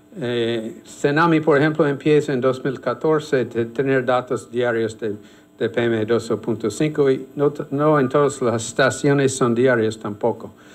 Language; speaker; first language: Spanish; non-native, fluent; English